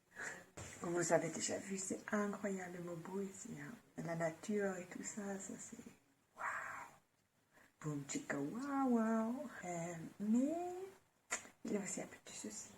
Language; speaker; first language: French; non-native, fluent; German